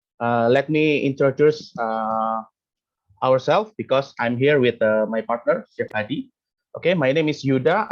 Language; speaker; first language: English; non-native, learner; Indonesian